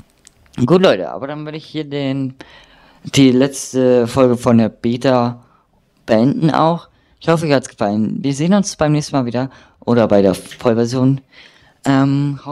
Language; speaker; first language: German; native; German